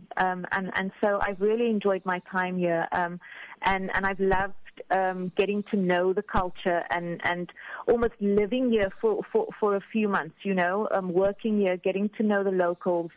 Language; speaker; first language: English; native; English